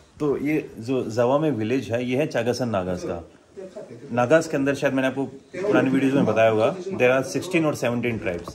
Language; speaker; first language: Hindi; native; Hindi